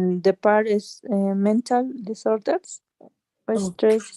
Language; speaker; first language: English; non-native, learner; Spanish